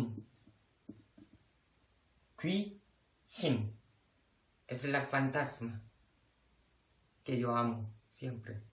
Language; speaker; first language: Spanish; non-native, fluent; Korean